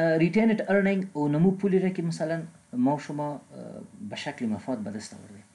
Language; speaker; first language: Persian; non-native, local second language; Pashto